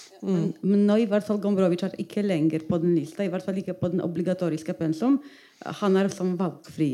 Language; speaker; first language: Norwegian; non-native, fluent; Polish